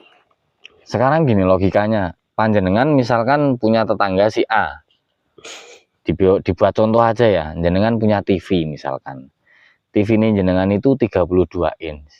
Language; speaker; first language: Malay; non-native, local second language; Javanese